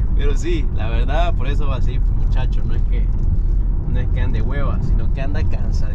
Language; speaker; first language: Spanish; native; Spanish